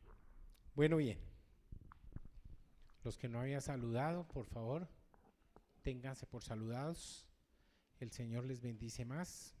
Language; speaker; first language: Spanish; native; Spanish